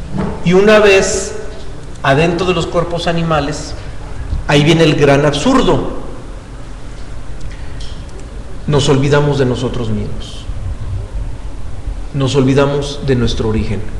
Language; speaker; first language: Spanish; native; Spanish